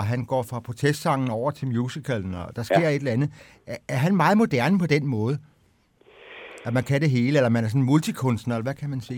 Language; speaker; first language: Danish; native; Danish